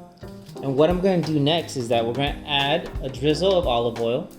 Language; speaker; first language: English; native; English